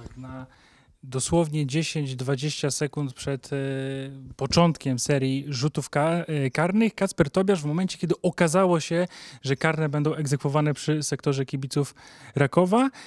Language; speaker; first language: Polish; native; Polish